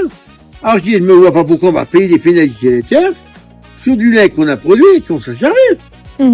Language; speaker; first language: French; native; French